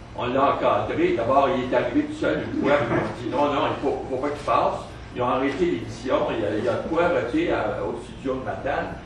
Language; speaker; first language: French; native; French